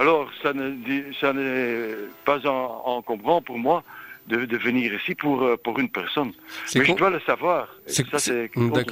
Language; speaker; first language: French; non-native, local second language; Dutch